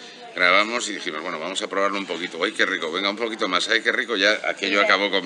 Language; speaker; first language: Spanish; native; Spanish